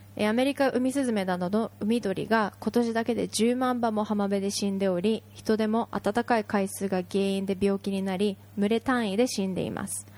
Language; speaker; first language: Japanese; early bilingual, heritage; Japanese